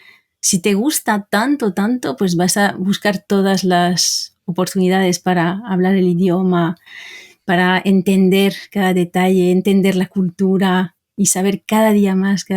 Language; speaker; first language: Spanish; non-native, fluent; French